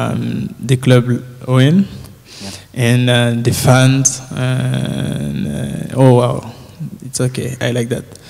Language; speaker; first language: English; non-native, learner; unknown